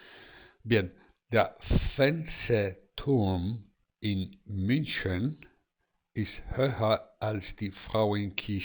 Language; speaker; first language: German; non-native, fluent; Spanish